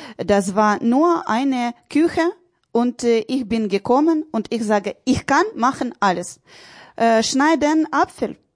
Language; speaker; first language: German; non-native, learner; Ukrainian